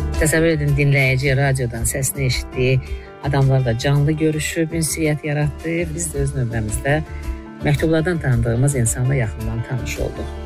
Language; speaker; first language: Azerbaijani; native; Azerbaijani